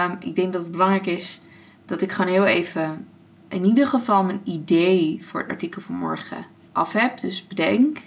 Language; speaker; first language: Dutch; early bilingual, other home language; Armenian